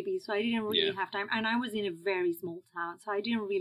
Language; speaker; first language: English; non-native, fluent; Spanish